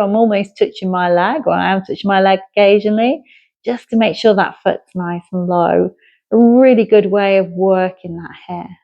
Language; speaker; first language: English; native; English